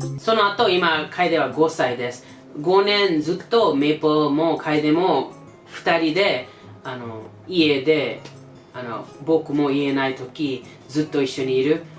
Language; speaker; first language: Japanese; non-native, learner; English